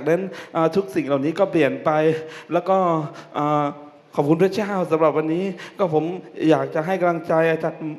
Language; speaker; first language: Thai; non-native, local second language; Hmong